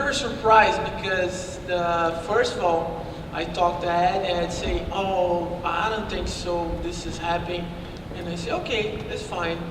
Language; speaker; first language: English; non-native, learner; Portuguese